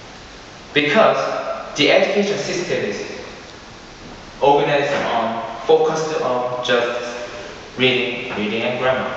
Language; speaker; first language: English; non-native, learner; Korean